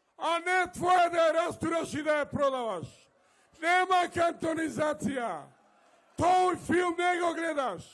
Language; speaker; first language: Macedonian; non-native, local second language; Romany